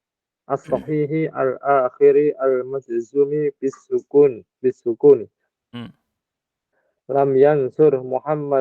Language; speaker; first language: Arabic; non-native, learner; Indonesian